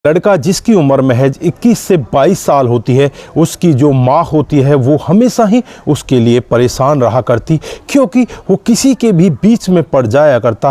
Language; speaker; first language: Hindi; native; Hindi